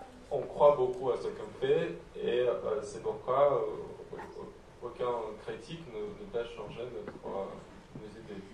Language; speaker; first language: French; non-native, fluent; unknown